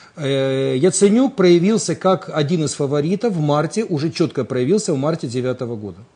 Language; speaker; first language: Russian; native; Russian